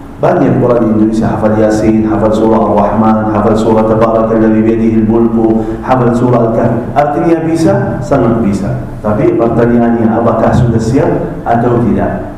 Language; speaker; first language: Malay; non-native, fluent; Arabic